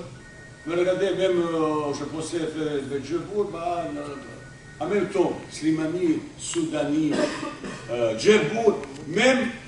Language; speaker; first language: French; non-native, fluent; Bosnian